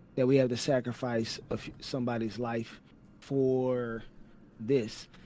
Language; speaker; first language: English; native; English